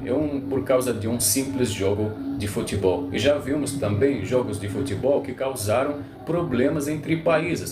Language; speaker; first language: Portuguese; non-native, local second language; Arabic